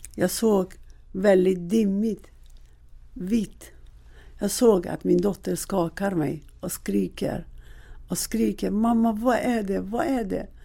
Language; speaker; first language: Swedish; non-native, fluent; Persian